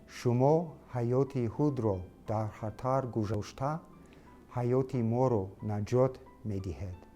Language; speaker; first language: Tajik; non-native, learner; English